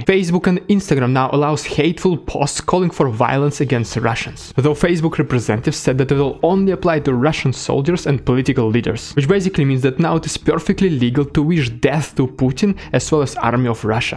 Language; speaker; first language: English; non-native, fluent; Russian